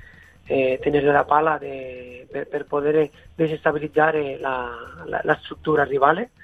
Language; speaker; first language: Italian; non-native, fluent; Spanish